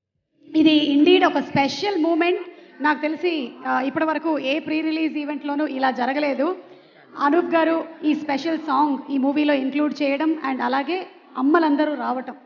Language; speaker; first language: Telugu; native; Telugu